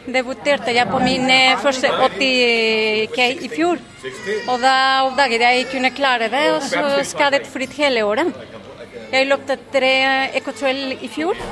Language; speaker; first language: Norwegian; non-native, fluent; Spanish